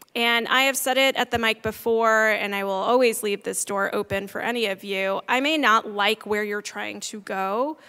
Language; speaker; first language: English; native; English